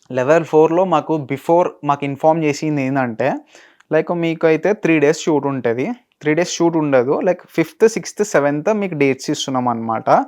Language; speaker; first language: Telugu; native; Telugu